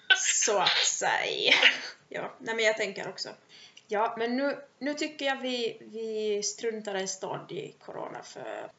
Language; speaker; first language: Swedish; native; Swedish